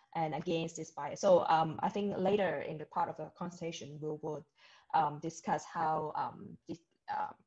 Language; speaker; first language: English; non-native, local second language; Cantonese